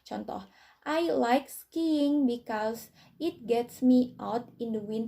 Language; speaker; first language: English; non-native, learner; Indonesian